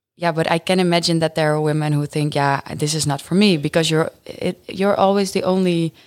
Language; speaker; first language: English; non-native, fluent; Dutch